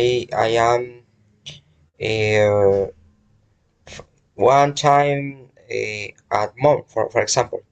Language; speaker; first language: English; non-native, learner; Spanish